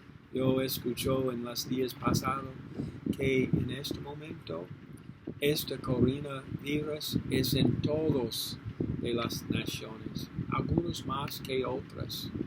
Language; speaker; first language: Spanish; non-native, learner; English